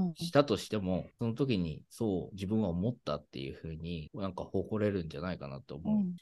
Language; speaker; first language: Japanese; native; Japanese